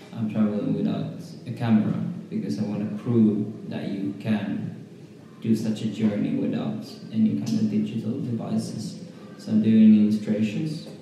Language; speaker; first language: English; non-native, fluent; Finnish